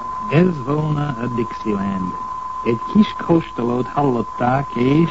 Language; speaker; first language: Hungarian; non-native, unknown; English